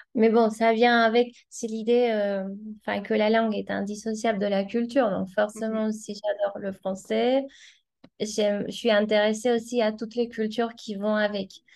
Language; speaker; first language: French; non-native, fluent; Spanish